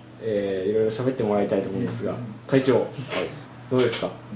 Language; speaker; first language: Japanese; native; Japanese